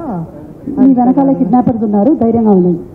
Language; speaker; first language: Telugu; native; Telugu